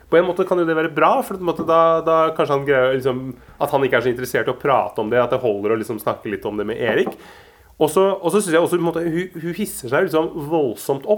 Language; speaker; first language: Norwegian; native; Norwegian